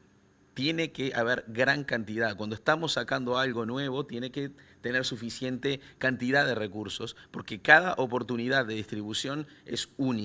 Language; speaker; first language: Spanish; native; Spanish